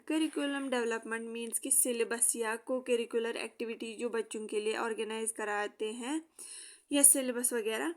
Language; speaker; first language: Hindi; native; Hindi